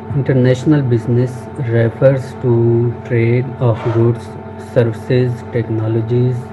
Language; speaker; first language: English; non-native, local second language; Urdu